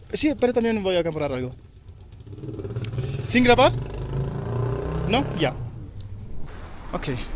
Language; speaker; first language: Spanish; non-native, fluent; German